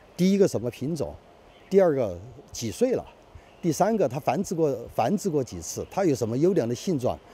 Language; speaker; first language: Chinese; native; Chinese